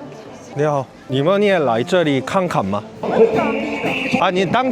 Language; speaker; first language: Chinese; non-native, learner; Korean